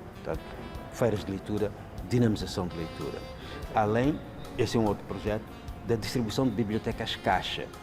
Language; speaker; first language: Portuguese; non-native, local second language; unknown